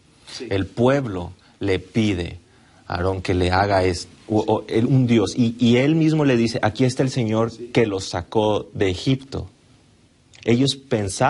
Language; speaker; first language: Spanish; native; Spanish